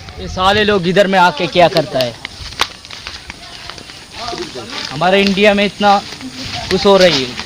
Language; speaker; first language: Hindi; non-native, local second language; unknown